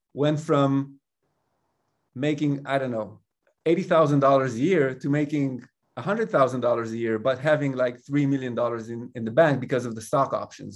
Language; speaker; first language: English; non-native, fluent; Hebrew